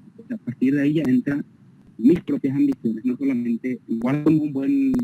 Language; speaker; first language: Spanish; native; Spanish